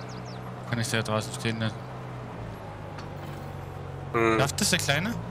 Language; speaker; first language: German; native; German